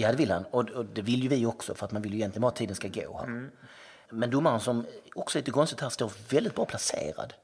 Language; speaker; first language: Swedish; native; Swedish